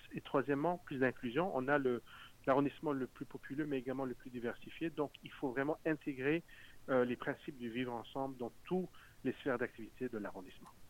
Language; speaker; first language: French; native; French